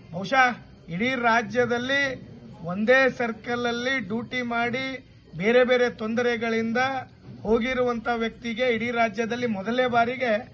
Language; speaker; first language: Kannada; non-native, local second language; Lambadi